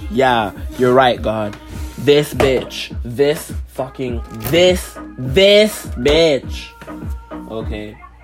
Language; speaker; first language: English; native; English